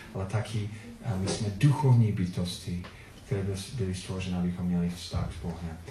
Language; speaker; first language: Czech; non-native, fluent; Filipino